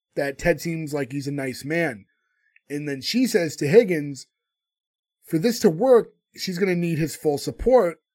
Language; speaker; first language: English; native; English